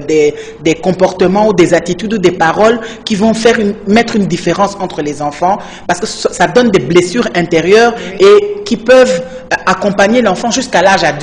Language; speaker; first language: French; non-native, local second language; Lingala